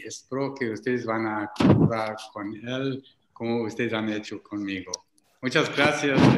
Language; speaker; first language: Spanish; non-native, learner; English